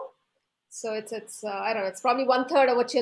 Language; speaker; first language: English; non-native, local second language; Hindi